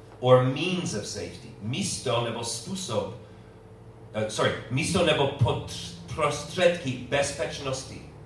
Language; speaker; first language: Czech; non-native, learner; English